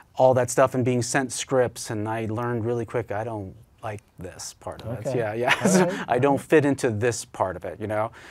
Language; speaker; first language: English; native; English